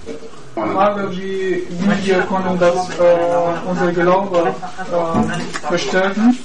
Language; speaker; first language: German; non-native, learner; Persian